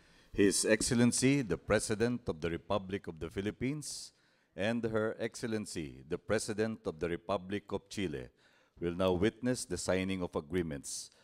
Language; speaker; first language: English; non-native, local second language; Filipino